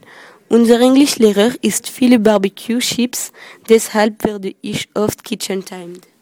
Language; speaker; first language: German; non-native, learner; French